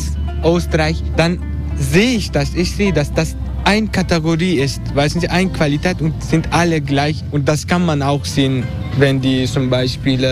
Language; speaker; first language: German; non-native, learner; Turkish